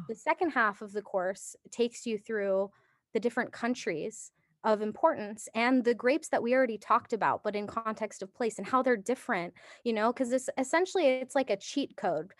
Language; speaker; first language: English; early bilingual, other home language; Japanese